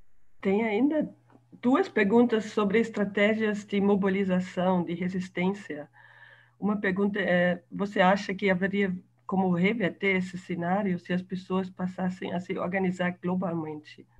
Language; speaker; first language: Portuguese; non-native, fluent; German